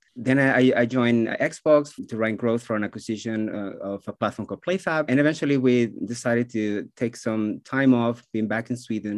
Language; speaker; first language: English; non-native, fluent; Spanish